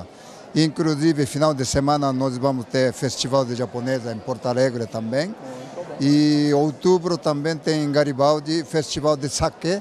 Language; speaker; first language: Portuguese; non-native, learner; Japanese